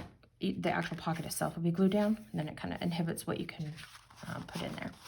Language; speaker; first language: English; native; English